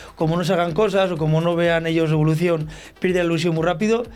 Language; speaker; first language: Spanish; native; Spanish